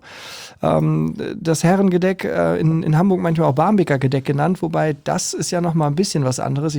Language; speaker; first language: German; native; German